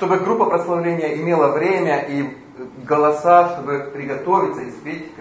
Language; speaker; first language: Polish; non-native, learner; Russian